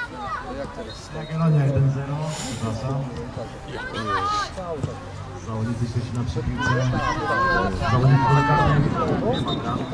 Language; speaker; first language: Polish; native; Polish